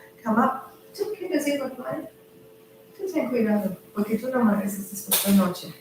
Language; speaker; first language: Spanish; non-native, learner; English